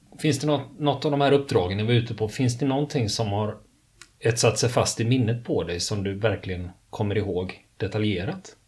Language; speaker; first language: Swedish; native; Swedish